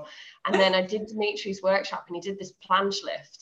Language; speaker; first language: English; native; English